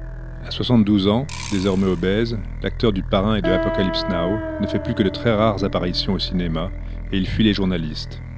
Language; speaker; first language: French; native; French